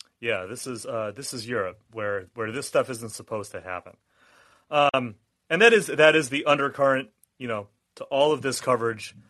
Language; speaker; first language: English; native; English